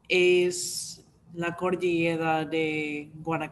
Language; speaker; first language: Spanish; non-native, learner; English